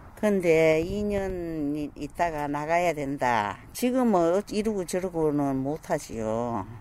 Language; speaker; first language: Korean; native; Korean